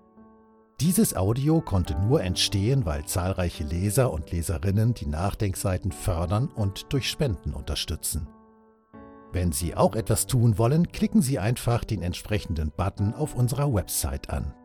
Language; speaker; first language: German; native; German